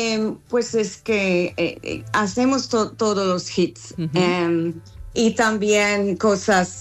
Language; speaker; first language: Spanish; non-native, learner; English